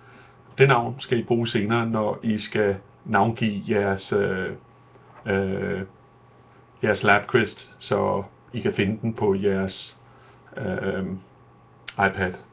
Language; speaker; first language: Danish; native; Danish